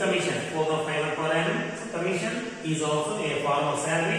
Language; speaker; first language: English; non-native, local second language; Kannada